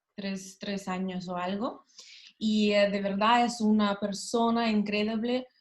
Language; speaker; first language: Spanish; non-native, learner; Russian